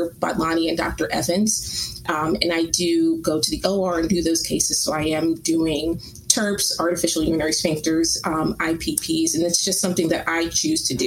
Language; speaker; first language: English; native; English